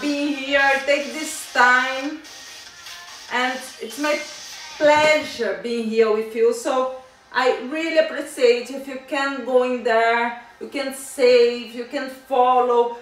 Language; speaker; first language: English; non-native, fluent; Portuguese